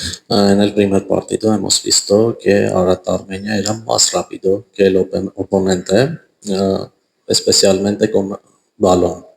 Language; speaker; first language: Spanish; non-native, fluent; Armenian